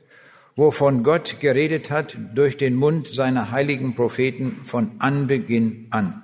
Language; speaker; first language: German; native; German